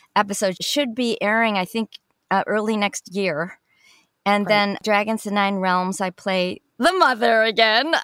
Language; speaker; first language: English; native; English